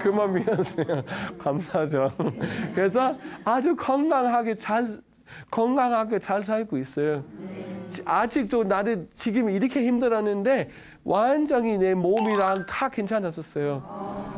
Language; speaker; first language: Korean; non-native, learner; Danish